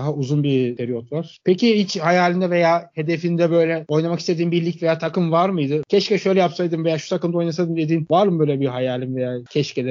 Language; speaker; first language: Turkish; native; Turkish